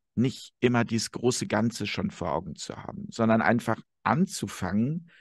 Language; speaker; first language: German; native; German